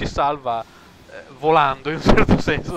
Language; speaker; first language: Italian; native; Italian